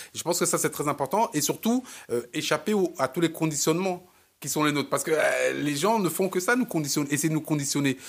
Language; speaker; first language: French; early bilingual, other home language; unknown